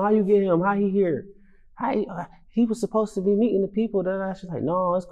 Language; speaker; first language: English; native; English